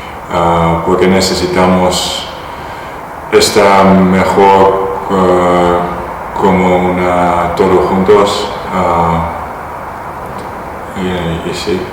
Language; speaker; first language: Spanish; non-native, learner; Dutch